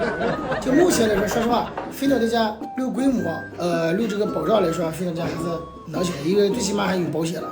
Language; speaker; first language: Chinese; native; Chinese